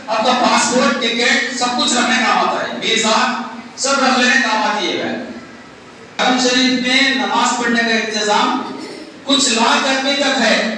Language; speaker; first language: Hindi; non-native, local second language; Urdu